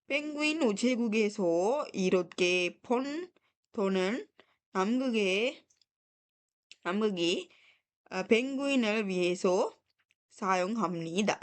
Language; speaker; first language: Korean; non-native, fluent; Sinhala